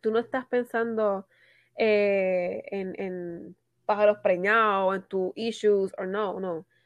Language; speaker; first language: Spanish; native; Spanish